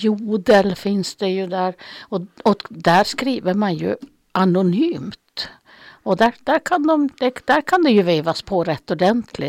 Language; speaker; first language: Swedish; native; Swedish